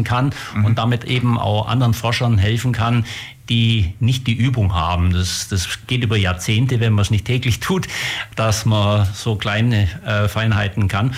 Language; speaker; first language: German; native; German